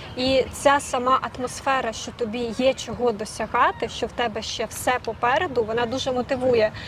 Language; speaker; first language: Ukrainian; native; Ukrainian